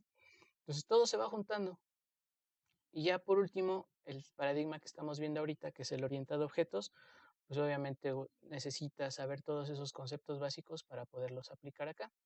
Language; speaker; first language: Spanish; native; Spanish